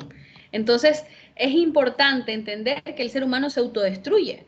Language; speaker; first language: Spanish; native; Spanish